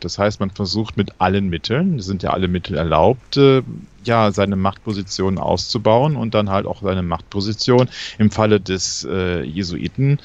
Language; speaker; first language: German; native; German